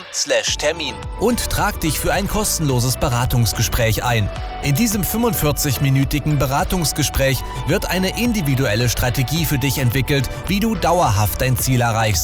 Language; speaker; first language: German; native; German